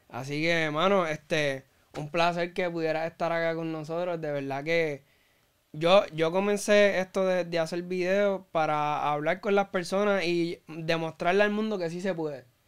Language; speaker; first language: Spanish; native; Spanish